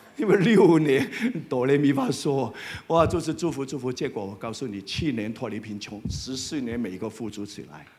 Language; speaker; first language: Chinese; non-native, fluent; Cantonese